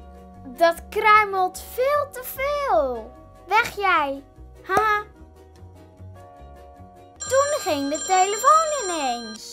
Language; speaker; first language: Dutch; native; Dutch